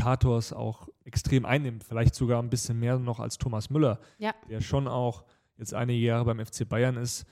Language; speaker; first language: German; native; German